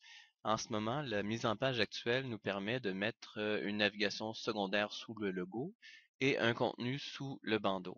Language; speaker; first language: French; native; French